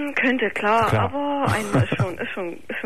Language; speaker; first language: German; native; German